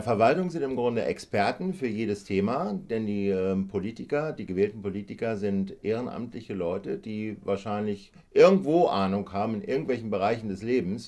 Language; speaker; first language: German; native; German